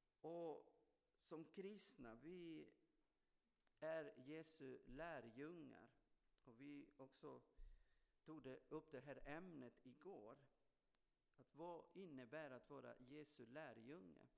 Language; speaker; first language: Swedish; non-native, fluent; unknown